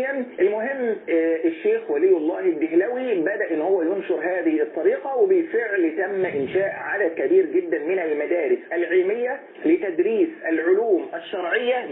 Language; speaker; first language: Arabic; native; Arabic